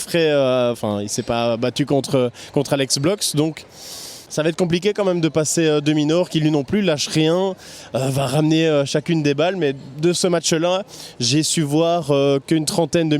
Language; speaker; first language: French; native; French